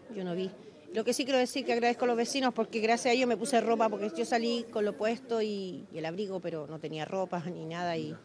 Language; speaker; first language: Spanish; native; Spanish